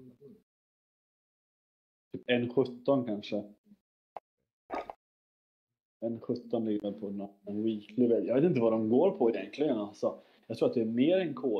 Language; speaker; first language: Swedish; native; Swedish